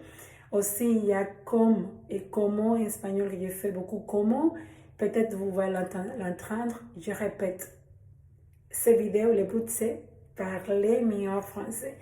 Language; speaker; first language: French; non-native, learner; Spanish